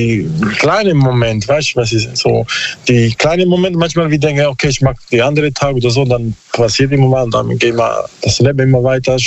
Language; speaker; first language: German; non-native, learner; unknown